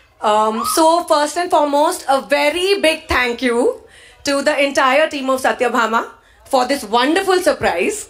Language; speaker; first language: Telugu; non-native, fluent; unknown